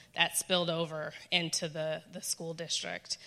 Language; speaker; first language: English; native; English